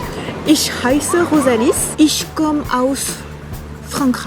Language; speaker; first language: German; non-native, learner; French